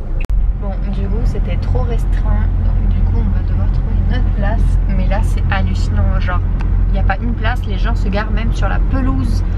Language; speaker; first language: French; native; French